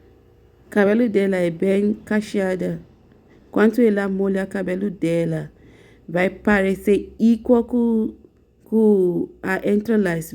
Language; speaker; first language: Portuguese; non-native, learner; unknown